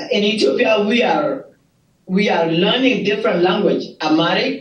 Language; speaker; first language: English; non-native, learner; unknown